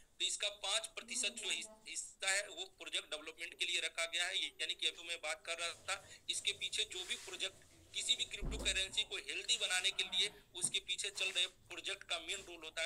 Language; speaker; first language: Hindi; native; Hindi